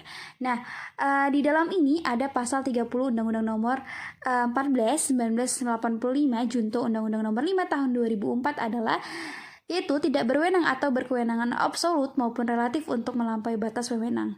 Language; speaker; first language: Indonesian; native; Indonesian